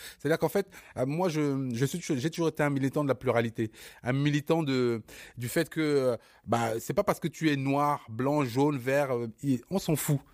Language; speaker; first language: French; early bilingual, other home language; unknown